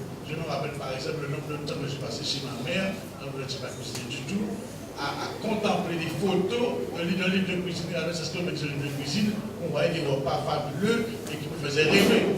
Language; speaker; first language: French; native; French